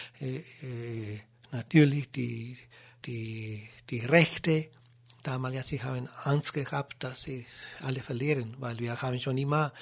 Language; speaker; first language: German; non-native, learner; Spanish